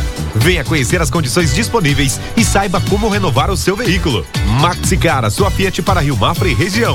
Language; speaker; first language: Portuguese; native; Portuguese